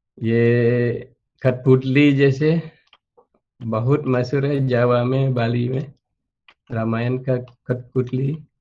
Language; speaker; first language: Hindi; non-native, fluent; Balinese